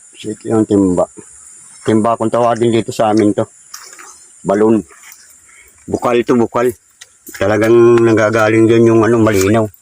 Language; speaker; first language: Filipino; non-native, local second language; Waray